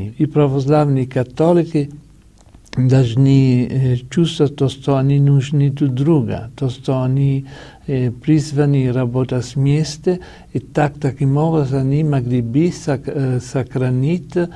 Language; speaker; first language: Russian; non-native, learner; Italian